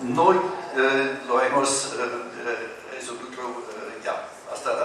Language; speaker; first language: Spanish; non-native, fluent; German